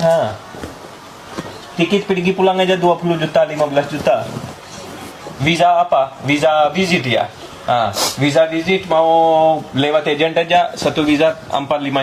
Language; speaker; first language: Indonesian; non-native, fluent; Urdu